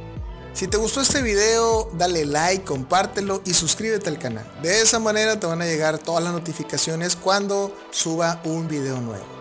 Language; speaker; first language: Spanish; native; Spanish